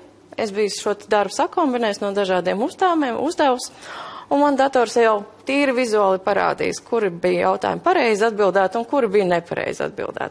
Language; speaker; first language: Latvian; native; Latvian